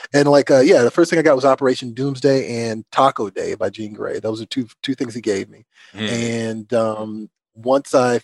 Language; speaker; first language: English; native; English